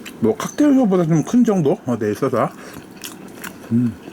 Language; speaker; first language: Korean; native; Korean